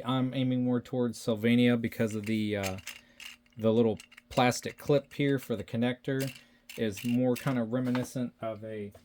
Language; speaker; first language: English; native; English